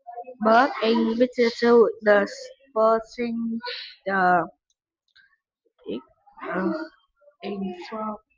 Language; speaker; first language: English; non-native, learner; Vietnamese